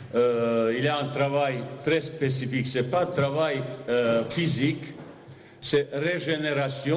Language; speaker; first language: French; non-native, fluent; Bosnian